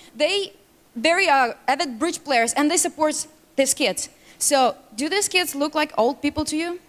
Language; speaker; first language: English; non-native, learner; Russian